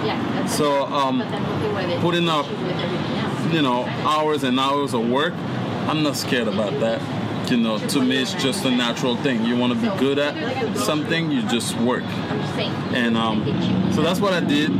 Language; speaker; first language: English; non-native, fluent; French